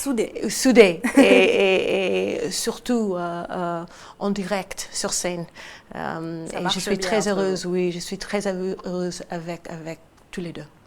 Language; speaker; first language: French; non-native, learner; English